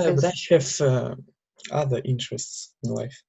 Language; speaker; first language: English; non-native, learner; Russian